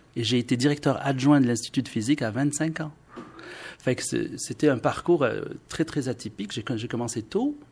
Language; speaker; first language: French; non-native, local second language; Arabic